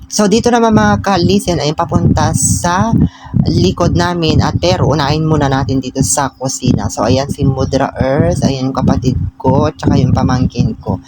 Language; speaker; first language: Filipino; non-native, local second language; Iloko